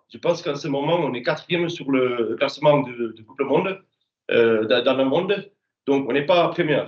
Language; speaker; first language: French; non-native, fluent; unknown